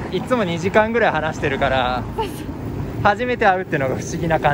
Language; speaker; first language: Japanese; native; Japanese